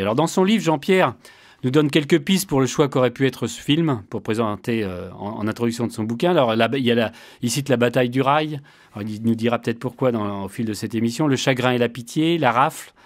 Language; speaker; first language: French; native; French